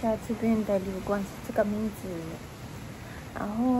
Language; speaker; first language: Chinese; non-native, fluent; Russian